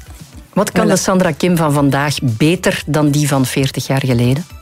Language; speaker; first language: Dutch; native; Dutch